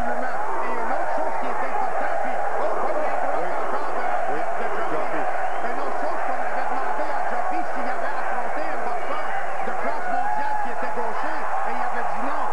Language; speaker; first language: French; native; French